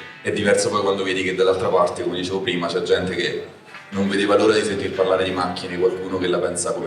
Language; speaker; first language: Italian; native; Italian